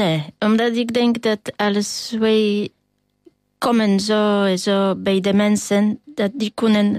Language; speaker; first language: Dutch; non-native, learner; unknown